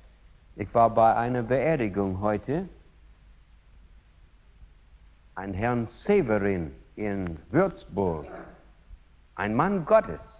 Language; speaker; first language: German; non-native, fluent; English